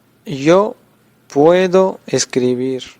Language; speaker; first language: Spanish; non-native, fluent; Urdu